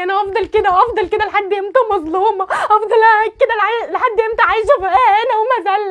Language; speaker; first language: Arabic; native; Arabic